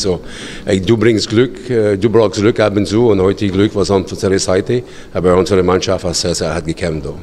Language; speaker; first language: German; non-native, learner; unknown